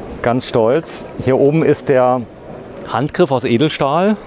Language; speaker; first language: German; native; German